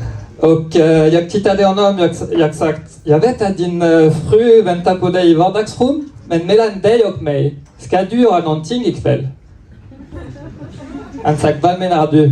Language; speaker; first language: Swedish; non-native, learner; French